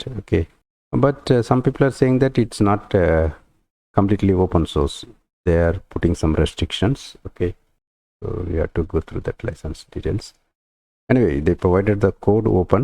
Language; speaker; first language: English; non-native, local second language; Tamil